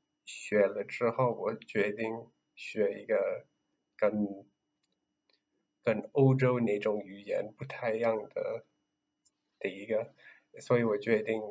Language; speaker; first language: Chinese; non-native, learner; English